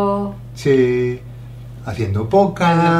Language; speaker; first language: Spanish; non-native, fluent; English